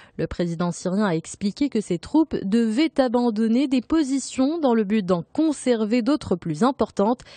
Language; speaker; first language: French; non-native, local second language; Arabic